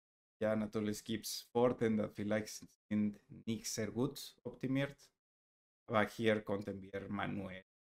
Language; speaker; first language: German; non-native, learner; Spanish